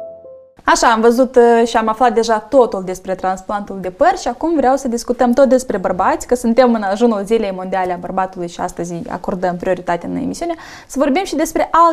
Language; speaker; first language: Romanian; native; Romanian